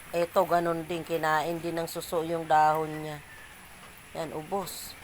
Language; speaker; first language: Filipino; non-native, local second language; Bikol